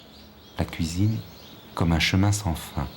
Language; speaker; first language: French; native; French